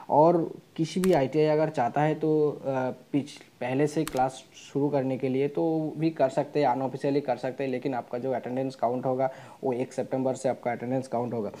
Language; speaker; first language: Hindi; non-native, local second language; Bangla